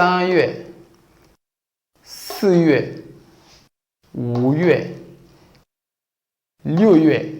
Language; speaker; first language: Chinese; non-native, fluent; Bambara